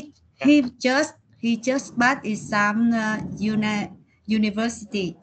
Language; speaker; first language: English; non-native, learner; Vietnamese